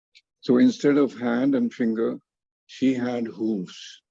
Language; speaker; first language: English; non-native, fluent; Hindi